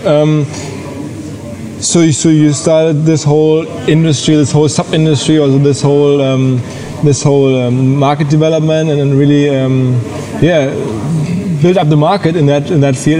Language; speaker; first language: English; non-native, fluent; German